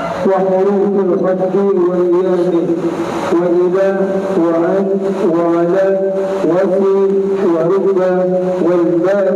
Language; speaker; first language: Arabic; non-native, learner; Indonesian